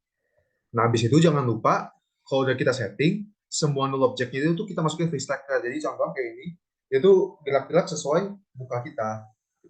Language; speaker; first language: Indonesian; native; Indonesian